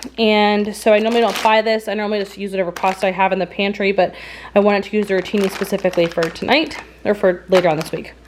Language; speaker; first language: English; native; English